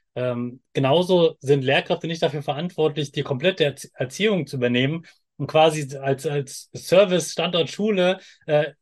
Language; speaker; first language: German; native; German